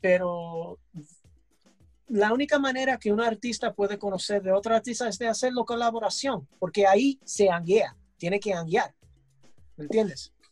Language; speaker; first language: Spanish; early bilingual, heritage; English